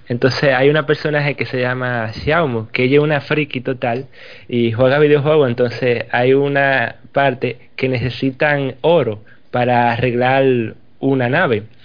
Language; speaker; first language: Spanish; native; Spanish